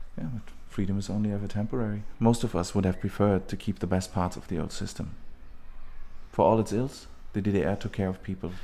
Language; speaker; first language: English; non-native, fluent; German